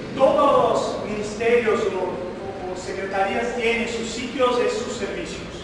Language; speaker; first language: Spanish; non-native, learner; Portuguese